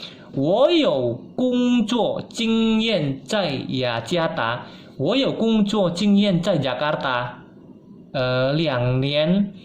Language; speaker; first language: Chinese; non-native, fluent; Indonesian